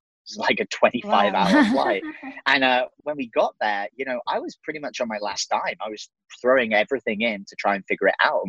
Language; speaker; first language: English; native; English